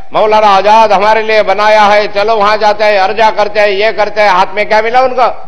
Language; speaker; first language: Hindi; non-native, local second language; Marathi